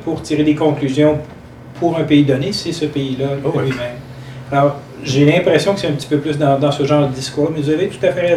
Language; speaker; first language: French; native; French